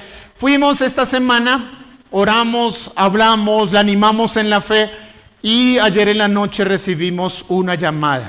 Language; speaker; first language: Spanish; native; Spanish